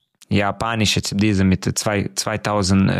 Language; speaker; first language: German; non-native, fluent; Hungarian